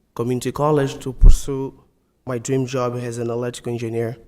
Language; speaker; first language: English; non-native, fluent; Portuguese